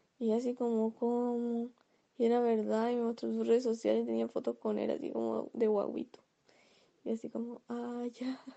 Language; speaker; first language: Spanish; native; Spanish